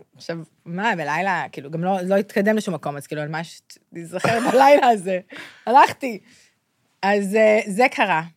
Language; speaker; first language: Hebrew; native; Hebrew